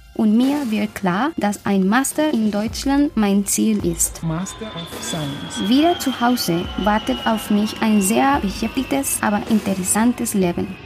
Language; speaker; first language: German; non-native, fluent; Spanish